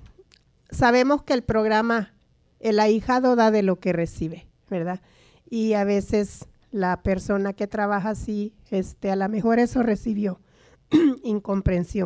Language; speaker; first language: Spanish; native; Spanish